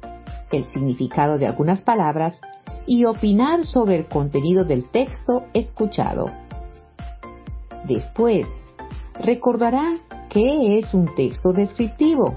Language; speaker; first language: Spanish; native; Spanish